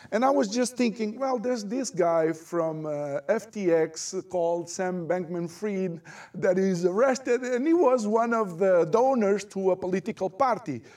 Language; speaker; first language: English; non-native, fluent; Portuguese